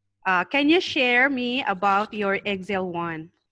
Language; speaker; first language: English; non-native, fluent; Thai